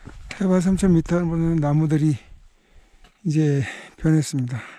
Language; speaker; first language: Korean; native; Korean